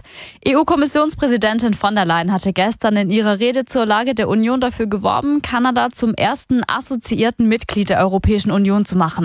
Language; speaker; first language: German; native; German